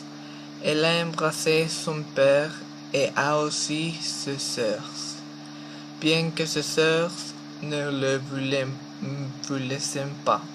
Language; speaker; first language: French; non-native, learner; Spanish